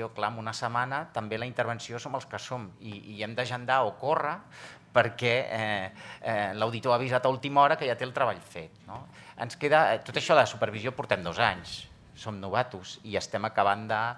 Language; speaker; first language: Catalan; native; Catalan